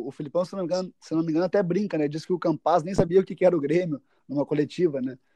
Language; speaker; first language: Portuguese; native; Portuguese